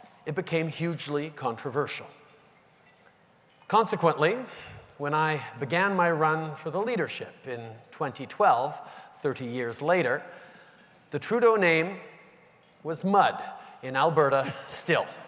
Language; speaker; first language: English; native; English